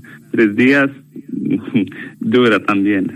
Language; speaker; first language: Spanish; non-native, learner; Arabic